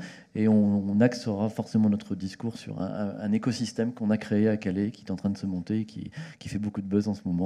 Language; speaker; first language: French; native; French